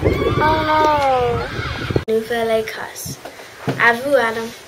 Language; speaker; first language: French; non-native, learner; English